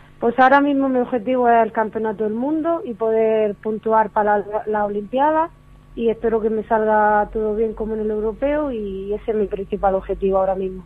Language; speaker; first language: Spanish; early bilingual, other home language; Arabic